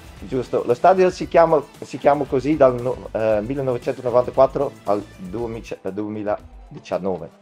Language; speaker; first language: Italian; non-native, fluent; Dutch